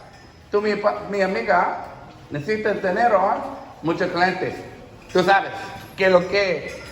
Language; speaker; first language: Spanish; non-native, learner; English